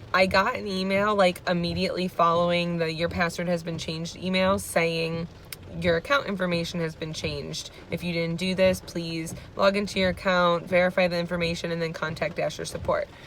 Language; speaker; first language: English; native; English